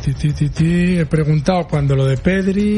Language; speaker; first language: Spanish; native; Spanish